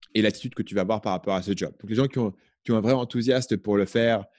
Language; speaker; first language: French; native; French